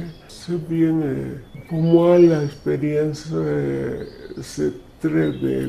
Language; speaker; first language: French; non-native, learner; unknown